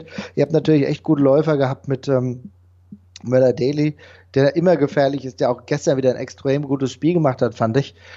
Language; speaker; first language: German; native; German